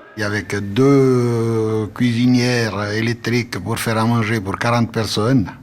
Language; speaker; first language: French; non-native, fluent; Italian